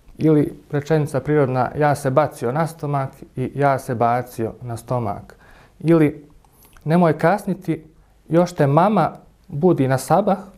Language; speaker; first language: Bosnian; native; Bosnian